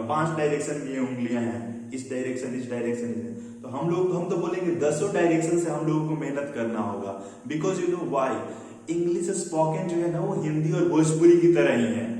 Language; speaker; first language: Hindi; non-native, local second language; Bhojpuri